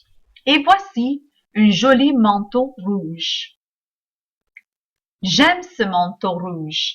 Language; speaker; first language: French; non-native, fluent; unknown